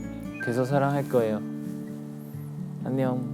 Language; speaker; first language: Korean; non-native, fluent; Chinese